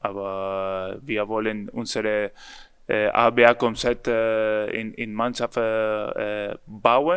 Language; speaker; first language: German; non-native, learner; Spanish